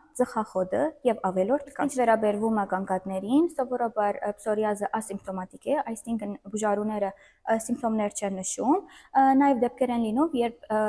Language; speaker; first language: Armenian; native; Armenian